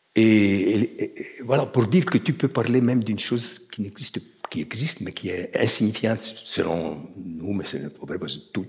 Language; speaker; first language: French; native; French